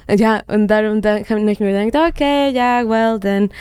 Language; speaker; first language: German; non-native, fluent; Spanish